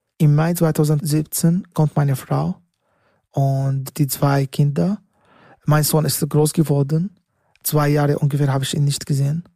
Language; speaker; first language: German; non-native, learner; Arabic